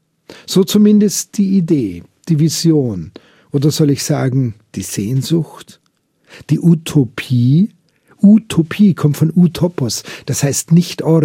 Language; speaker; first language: German; native; German